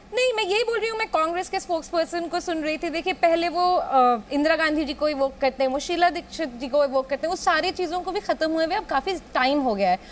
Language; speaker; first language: Hindi; native; Hindi